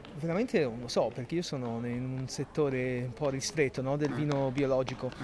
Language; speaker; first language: Italian; early bilingual, heritage; Italian